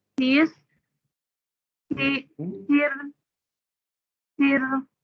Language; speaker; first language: English; non-native, learner; Indonesian